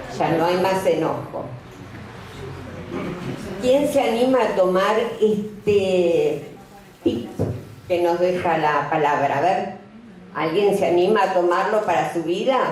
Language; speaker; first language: Spanish; native; Spanish